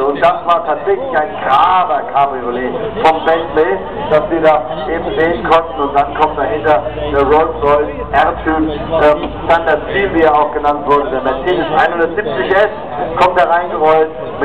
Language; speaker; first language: German; native; German